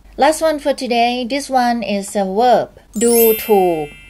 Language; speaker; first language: English; non-native, fluent; Thai